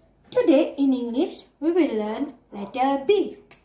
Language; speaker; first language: English; non-native, local second language; Morisyen